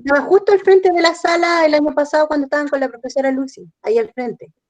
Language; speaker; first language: Spanish; native; Spanish